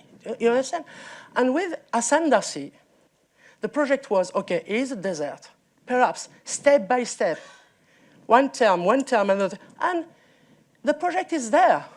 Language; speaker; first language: English; non-native, learner; French